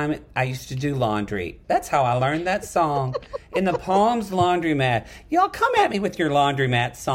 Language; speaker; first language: English; native; English